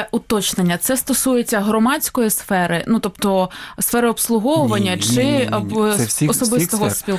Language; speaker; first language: Ukrainian; native; Ukrainian